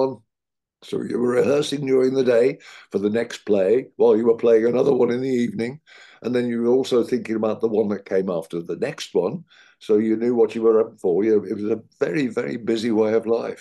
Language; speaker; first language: English; native; English